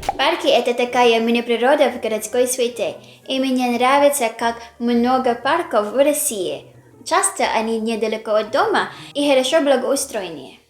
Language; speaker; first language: Russian; non-native, fluent; Filipino